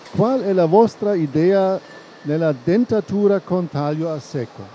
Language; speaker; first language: Italian; non-native, fluent; German